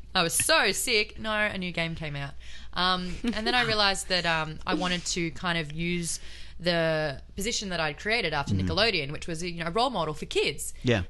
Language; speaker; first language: English; native; English